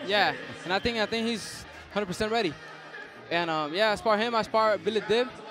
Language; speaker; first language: English; early bilingual, other home language; Spanish